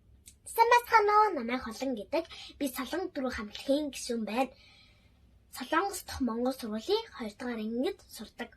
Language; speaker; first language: Mongolian; early bilingual, heritage; Mongolian